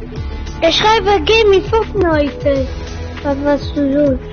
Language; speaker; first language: German; non-native, learner; Portuguese